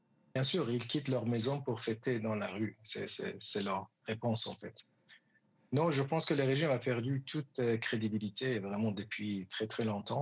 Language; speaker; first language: French; non-native, fluent; Persian